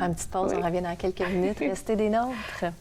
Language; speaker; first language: French; native; French